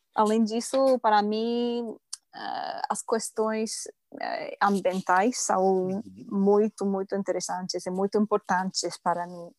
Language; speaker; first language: Portuguese; non-native, learner; English